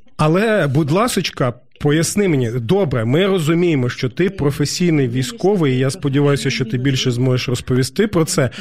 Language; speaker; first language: Ukrainian; native; Ukrainian